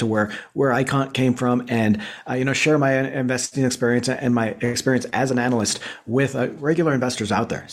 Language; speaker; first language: English; native; English